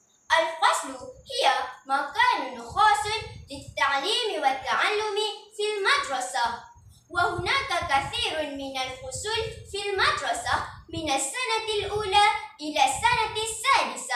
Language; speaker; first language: Arabic; non-native, learner; Malay